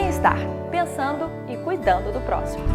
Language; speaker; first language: Portuguese; native; Portuguese